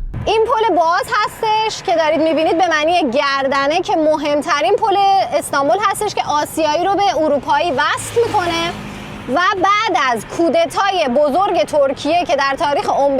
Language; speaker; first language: Persian; native; Persian